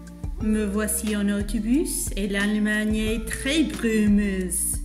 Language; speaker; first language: French; non-native, fluent; English